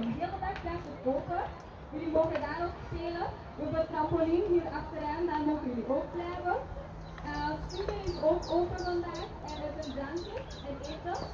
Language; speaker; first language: Dutch; non-native, learner; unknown